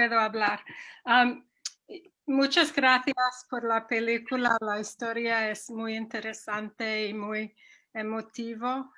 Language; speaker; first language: Spanish; non-native, learner; English